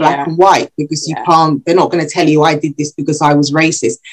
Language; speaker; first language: English; early bilingual, other home language; Yoruba